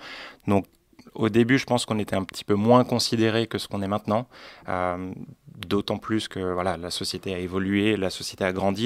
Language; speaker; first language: French; native; French